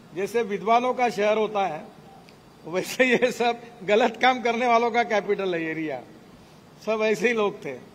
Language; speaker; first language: Hindi; non-native, local second language; Marathi